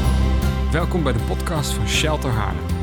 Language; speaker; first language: Dutch; native; Dutch